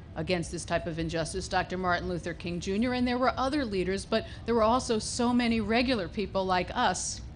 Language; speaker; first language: English; native; English